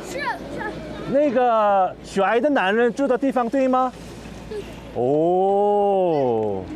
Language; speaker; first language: Chinese; non-native, learner; Korean